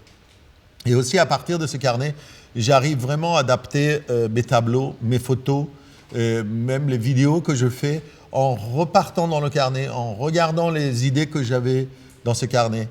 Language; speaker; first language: French; non-native, fluent; Persian